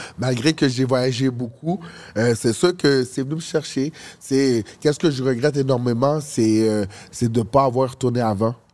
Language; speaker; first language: French; early bilingual, other home language; Haitian Creole